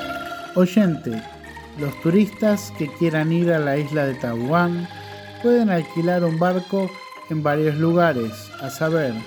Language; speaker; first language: Spanish; non-native, fluent; Indonesian